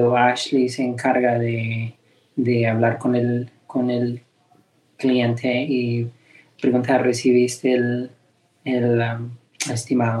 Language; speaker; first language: Spanish; early bilingual, heritage; Spanish